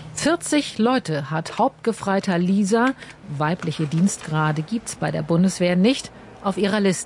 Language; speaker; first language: German; native; German